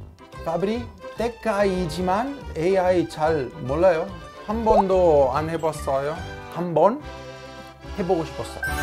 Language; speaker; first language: Korean; non-native, learner; Italian